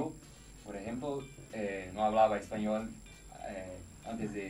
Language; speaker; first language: Spanish; non-native, learner; Portuguese